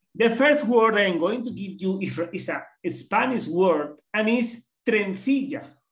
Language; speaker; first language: English; non-native, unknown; Spanish